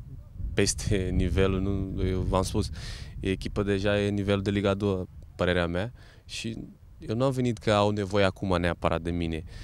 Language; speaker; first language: Romanian; non-native, fluent; Portuguese